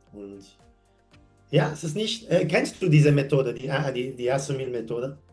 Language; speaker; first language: German; non-native, learner; English